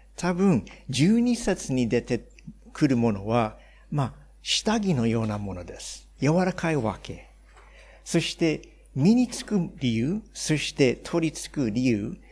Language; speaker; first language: Japanese; non-native, fluent; English